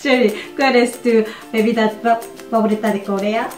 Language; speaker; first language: Spanish; non-native, learner; Korean